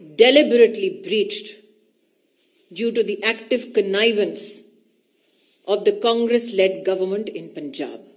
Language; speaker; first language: English; non-native, local second language; Hindi